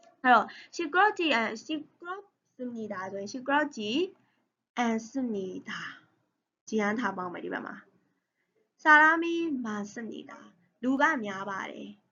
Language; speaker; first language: Korean; non-native, learner; Burmese